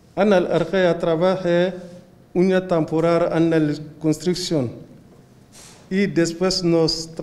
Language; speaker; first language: Spanish; non-native, learner; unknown